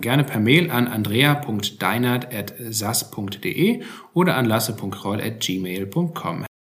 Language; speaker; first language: German; native; German